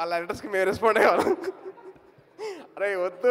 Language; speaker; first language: Telugu; native; Telugu